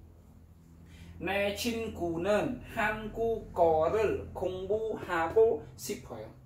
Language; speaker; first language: Korean; non-native, fluent; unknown